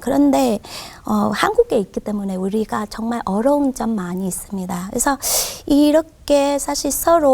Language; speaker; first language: Korean; non-native, fluent; Vietnamese